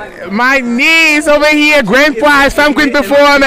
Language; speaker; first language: English; non-native, fluent; French